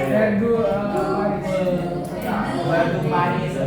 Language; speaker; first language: French; non-native, learner; Indonesian